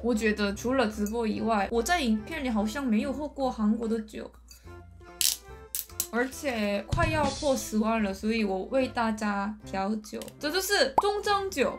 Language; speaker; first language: Chinese; non-native, fluent; Korean